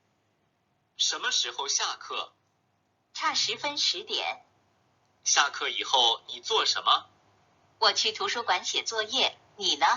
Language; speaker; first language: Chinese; non-native, fluent; Thai